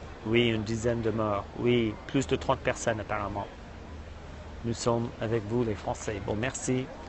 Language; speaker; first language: French; non-native, fluent; English